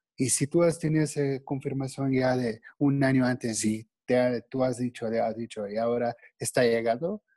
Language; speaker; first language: Spanish; non-native, fluent; English